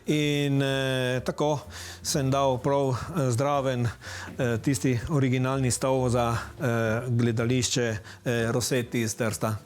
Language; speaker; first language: Slovenian; early bilingual, heritage; Italian